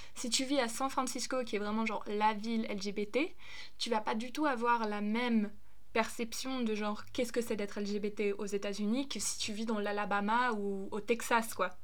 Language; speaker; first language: French; non-native, fluent; German